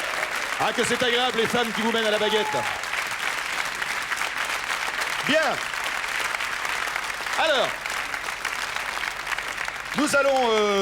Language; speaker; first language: French; native; French